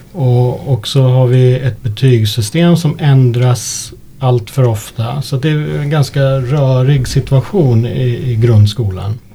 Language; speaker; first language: Swedish; early bilingual, other home language; English